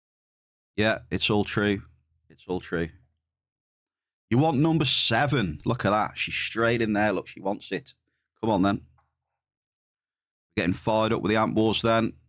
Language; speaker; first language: English; native; English